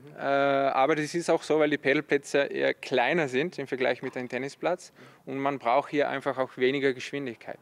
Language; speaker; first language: German; non-native, fluent; Spanish